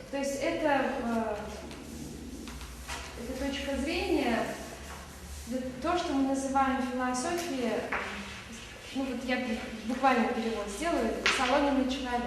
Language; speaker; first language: Russian; native; Russian